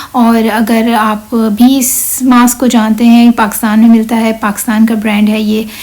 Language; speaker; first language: Urdu; native; Urdu